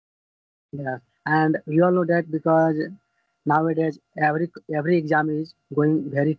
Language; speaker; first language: English; non-native, learner; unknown